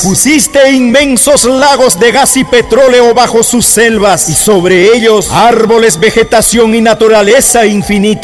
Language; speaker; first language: Spanish; native; Spanish